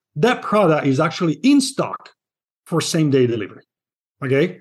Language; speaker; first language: English; non-native, fluent; Italian